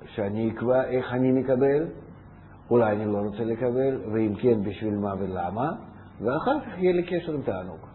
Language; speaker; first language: Hebrew; non-native, fluent; Russian